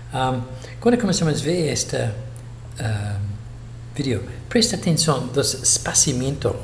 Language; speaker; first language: Portuguese; non-native, fluent; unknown